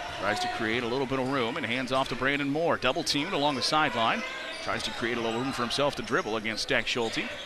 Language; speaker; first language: English; native; English